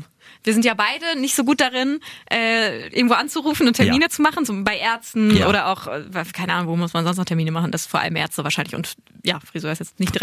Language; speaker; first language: German; native; German